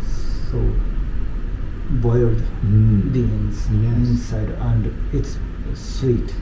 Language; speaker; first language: English; non-native, learner; Japanese